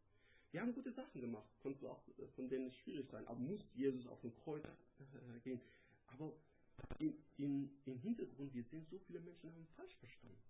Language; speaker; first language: German; non-native, learner; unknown